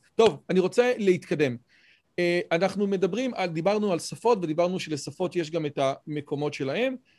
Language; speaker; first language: Hebrew; native; Hebrew